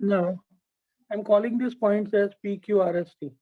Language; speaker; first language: English; non-native, local second language; Gujarati